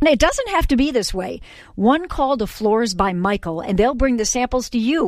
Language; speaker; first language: English; native; English